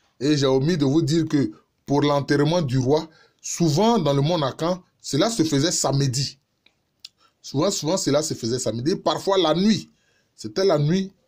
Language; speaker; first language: French; non-native, local second language; Baoulé